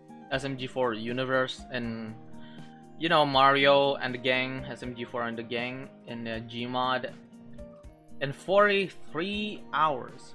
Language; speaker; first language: English; non-native, local second language; Filipino